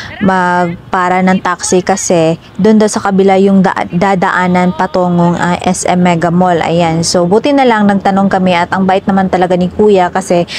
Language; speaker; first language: Filipino; non-native, local second language; Cebuano